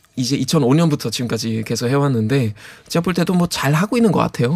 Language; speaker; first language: Korean; non-native, fluent; Turkish